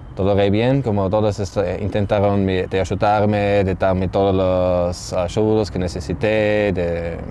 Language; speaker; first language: Spanish; non-native, learner; German